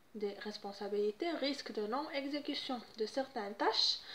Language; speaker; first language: French; non-native, local second language; Arabic